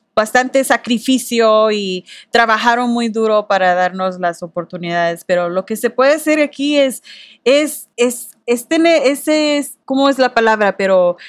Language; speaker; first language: Spanish; early bilingual, heritage; Spanish